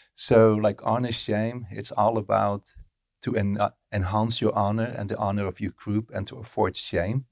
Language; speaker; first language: English; non-native, fluent; Dutch